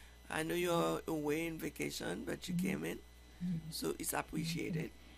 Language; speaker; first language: English; non-native, fluent; Haitian Creole